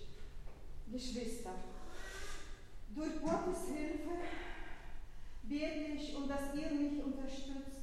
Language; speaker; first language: German; non-native, fluent; Russian